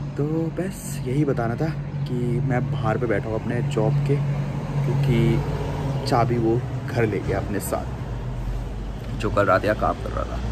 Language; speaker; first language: Hindi; native; Hindi